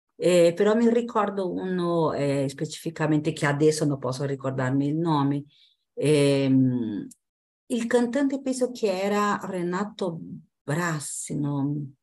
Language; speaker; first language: Italian; non-native, fluent; Portuguese